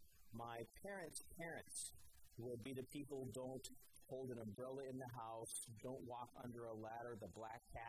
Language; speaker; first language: English; native; English